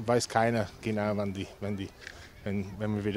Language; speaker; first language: German; non-native, fluent; English